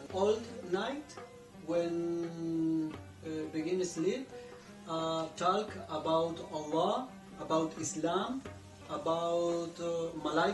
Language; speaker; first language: English; non-native, learner; Spanish